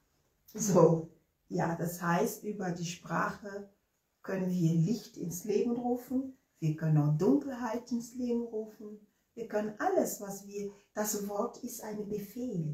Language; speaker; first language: German; non-native, fluent; Ewe